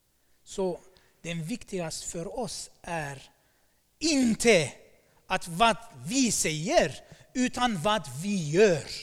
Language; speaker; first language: Swedish; non-native, fluent; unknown